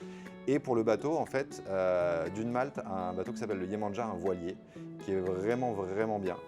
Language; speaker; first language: French; native; French